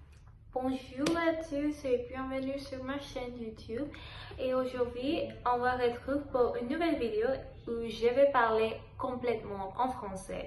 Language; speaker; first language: French; non-native, learner; Telugu